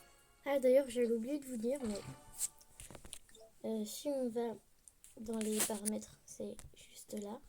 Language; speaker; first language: French; native; French